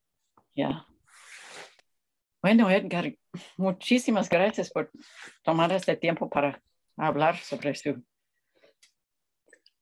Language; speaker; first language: Spanish; non-native, fluent; English